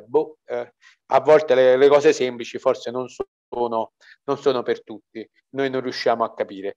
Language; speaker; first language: Italian; native; Italian